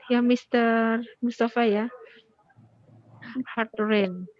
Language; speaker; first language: English; non-native, learner; Indonesian